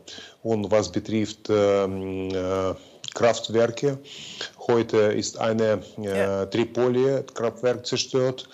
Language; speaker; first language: German; non-native, fluent; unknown